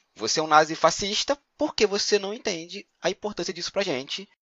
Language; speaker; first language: Portuguese; native; Portuguese